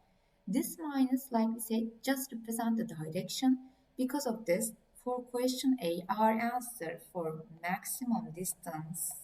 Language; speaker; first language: English; non-native, fluent; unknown